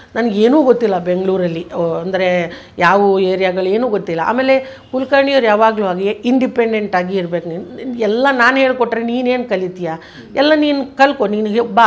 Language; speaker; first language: Kannada; native; Kannada